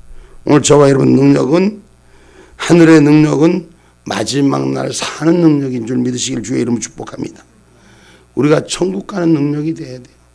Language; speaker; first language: Korean; native; Korean